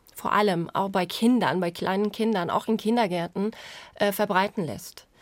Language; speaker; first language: German; non-native, fluent; Persian